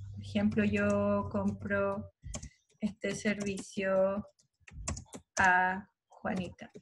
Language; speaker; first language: Spanish; native; Spanish